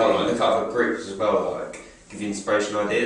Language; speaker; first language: English; native; English